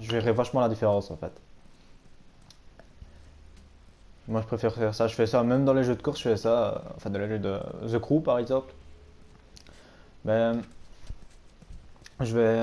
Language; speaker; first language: French; native; French